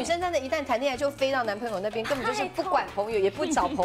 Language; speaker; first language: Chinese; native; Chinese